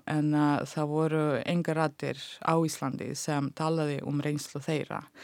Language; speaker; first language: Icelandic; non-native, fluent; Russian